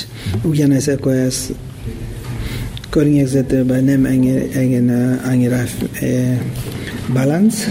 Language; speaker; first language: Hungarian; non-native, learner; Tibetan